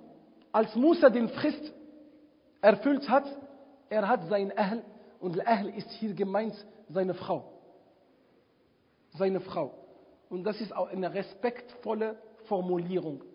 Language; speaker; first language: German; non-native, fluent; Arabic